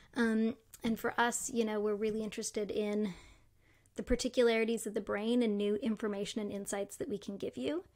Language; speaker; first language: English; native; English